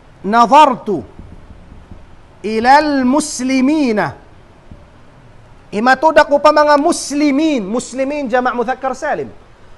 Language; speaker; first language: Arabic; non-native, fluent; Tausug